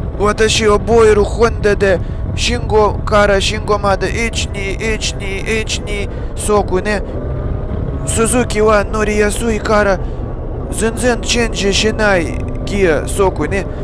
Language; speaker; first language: Japanese; non-native, learner; Russian